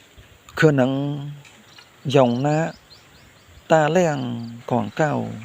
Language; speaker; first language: Chinese; non-native, learner; Khmer